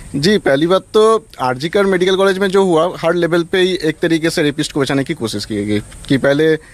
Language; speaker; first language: Hindi; non-native, local second language; Bangla